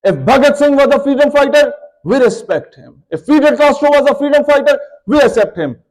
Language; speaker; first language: English; non-native, local second language; Urdu